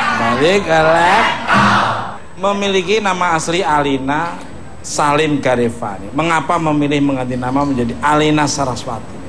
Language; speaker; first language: Indonesian; native; Indonesian